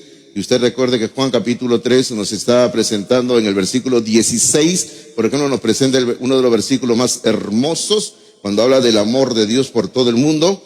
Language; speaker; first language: Spanish; native; Spanish